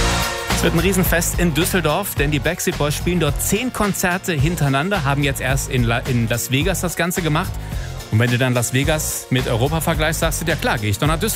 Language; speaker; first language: German; native; German